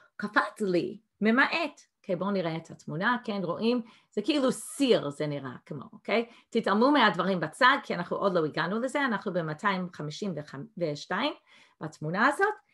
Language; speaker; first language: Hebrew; non-native, fluent; English